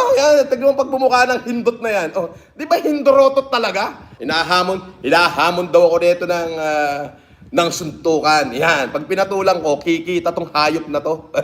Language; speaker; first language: Filipino; native; Filipino